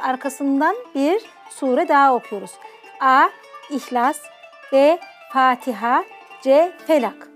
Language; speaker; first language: Turkish; native; Turkish